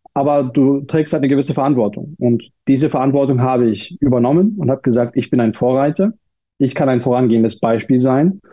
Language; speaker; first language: German; early bilingual, other home language; Turkish